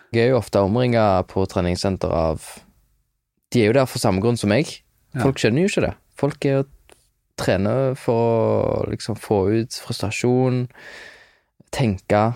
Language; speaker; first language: Norwegian; native; Norwegian